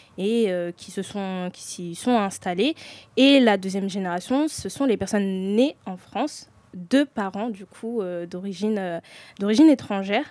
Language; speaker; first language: French; native; French